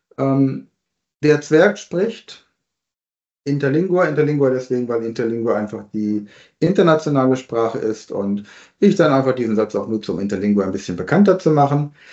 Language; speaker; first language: German; native; German